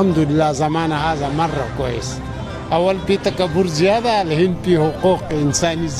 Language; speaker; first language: Arabic; non-native, learner; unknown